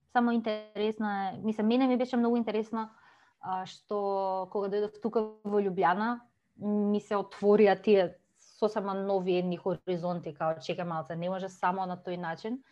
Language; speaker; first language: Macedonian; native; Macedonian